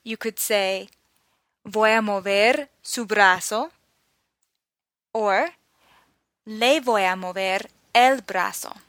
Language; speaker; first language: Spanish; non-native, fluent; English